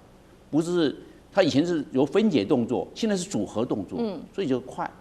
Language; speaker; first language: Chinese; native; Chinese